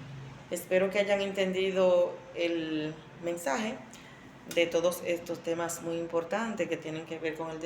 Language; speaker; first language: Spanish; native; Spanish